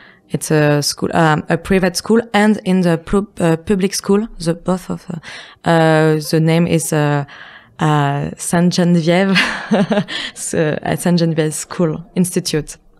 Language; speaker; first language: English; non-native, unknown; French